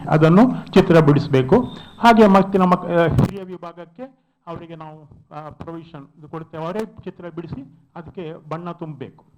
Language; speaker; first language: Kannada; non-native, local second language; Konkani